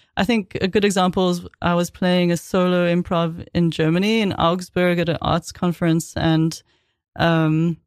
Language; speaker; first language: English; native; English